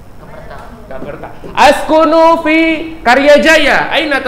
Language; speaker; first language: Arabic; non-native, fluent; Indonesian